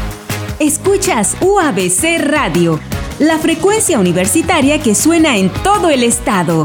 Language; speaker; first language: Spanish; native; Spanish